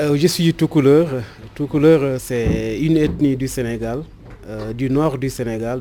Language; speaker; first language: French; non-native, local second language; Fula